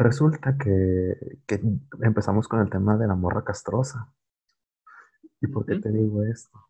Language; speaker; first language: Spanish; native; Spanish